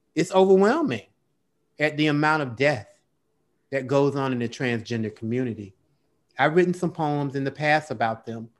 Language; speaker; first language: English; native; English